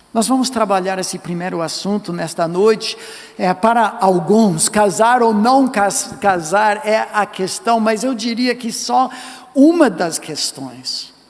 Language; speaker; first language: Portuguese; non-native, fluent; English